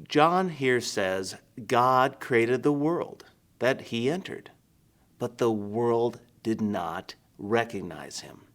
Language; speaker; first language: English; native; English